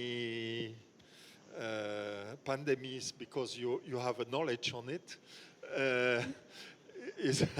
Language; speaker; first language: English; non-native, fluent; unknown